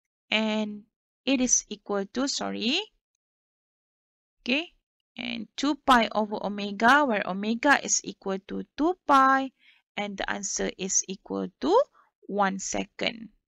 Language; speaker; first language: English; non-native, local second language; Malay